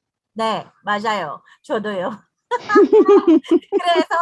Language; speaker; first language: Korean; non-native, learner; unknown